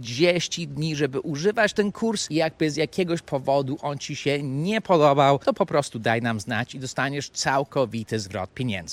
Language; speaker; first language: Polish; non-native, fluent; English